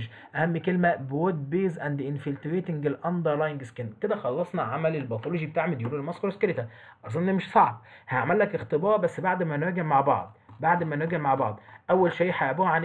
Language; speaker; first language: Arabic; native; Arabic